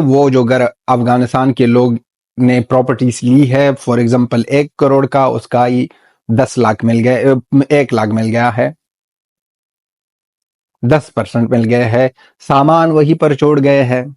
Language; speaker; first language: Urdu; non-native, fluent; Pashto